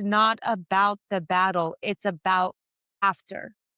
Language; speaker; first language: English; native; English